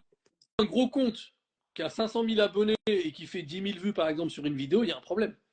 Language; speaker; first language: French; native; French